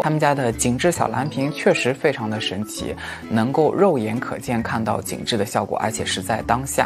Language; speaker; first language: Chinese; native; Chinese